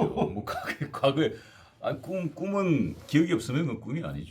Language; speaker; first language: Korean; native; Korean